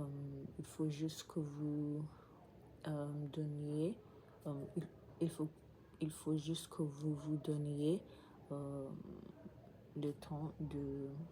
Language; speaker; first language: French; non-native, learner; English